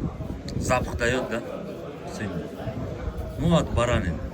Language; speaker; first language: Russian; non-native, local second language; Uzbek